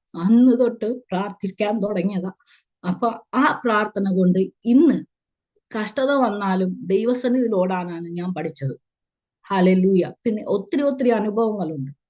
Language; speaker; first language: Malayalam; early bilingual, heritage; Malayalam